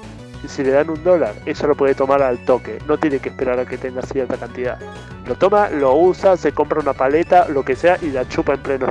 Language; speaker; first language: Spanish; native; Spanish